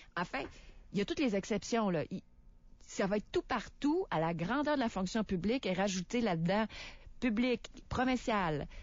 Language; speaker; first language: French; native; French